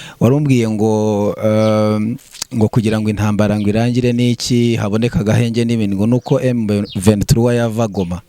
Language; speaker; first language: Kinyarwanda; native; Kinyarwanda